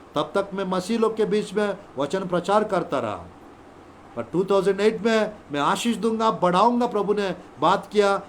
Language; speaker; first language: Hindi; non-native, local second language; Telugu